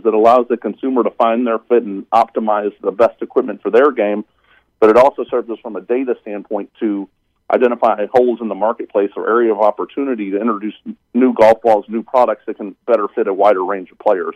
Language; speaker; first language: English; native; English